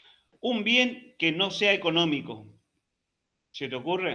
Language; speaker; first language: Spanish; native; Spanish